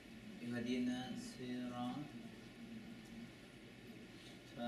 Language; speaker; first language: Arabic; non-native, learner; Chinese